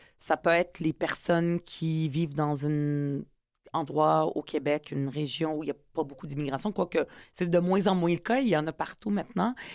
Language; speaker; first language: French; early bilingual, other home language; Arabic